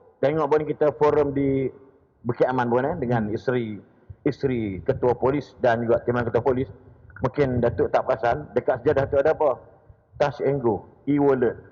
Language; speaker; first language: Malay; native; Malay